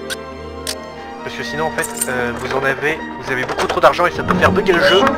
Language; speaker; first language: French; native; French